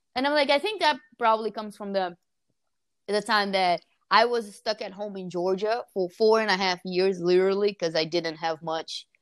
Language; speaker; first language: English; non-native, fluent; Portuguese